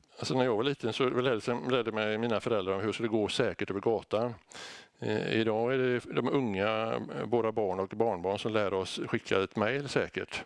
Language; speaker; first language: Swedish; native; Swedish